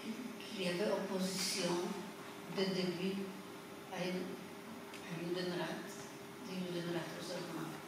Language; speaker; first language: French; non-native, fluent; Polish